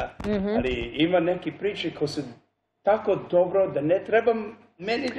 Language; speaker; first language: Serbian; early bilingual, heritage; English